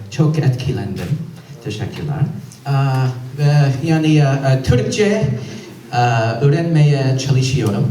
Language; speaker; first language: Turkish; non-native, learner; English